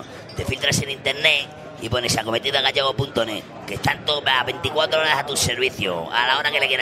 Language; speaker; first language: Spanish; native; Spanish